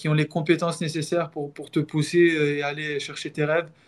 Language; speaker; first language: French; non-native, local second language; Arabic